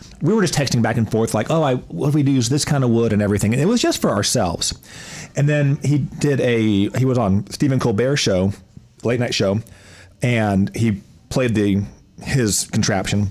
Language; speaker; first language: English; native; English